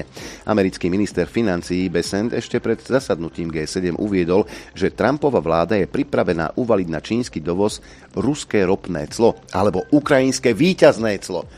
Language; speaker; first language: Slovak; native; Slovak